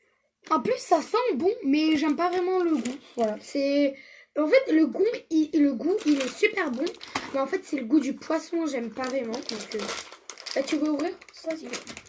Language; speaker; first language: French; native; French